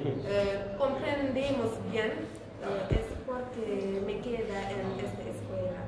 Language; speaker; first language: Spanish; non-native, learner; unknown